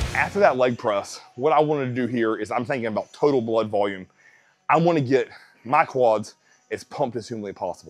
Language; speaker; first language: English; native; English